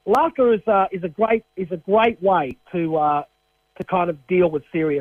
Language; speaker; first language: English; native; English